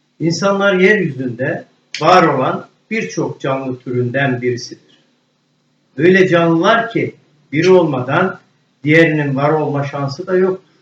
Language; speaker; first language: Turkish; native; Turkish